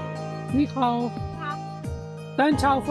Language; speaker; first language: Chinese; non-native, learner; Hindi